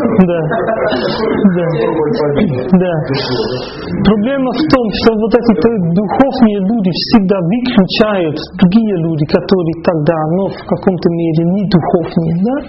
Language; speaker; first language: Russian; non-native, fluent; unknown